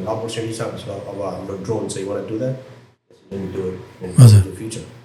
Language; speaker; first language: English; non-native, fluent; Nepali